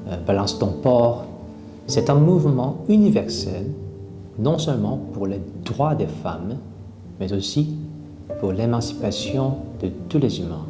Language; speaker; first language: French; non-native, fluent; Korean